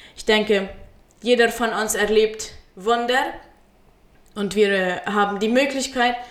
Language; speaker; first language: German; early bilingual, heritage; Spanish